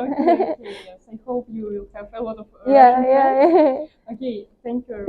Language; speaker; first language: English; non-native, fluent; Russian